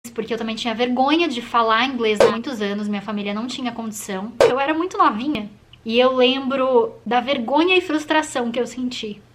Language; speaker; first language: Portuguese; native; Portuguese